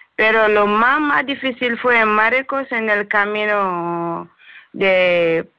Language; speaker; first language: Spanish; non-native, learner; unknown